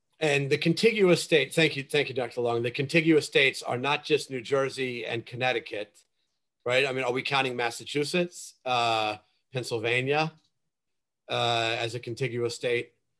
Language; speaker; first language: English; native; English